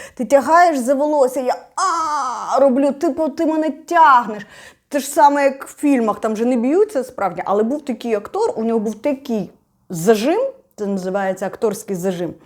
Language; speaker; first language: Ukrainian; non-native, local second language; Russian